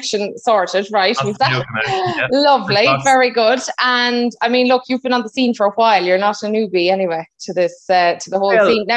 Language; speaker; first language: English; native; English